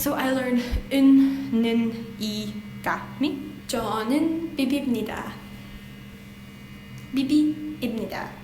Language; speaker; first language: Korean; non-native, learner; Hungarian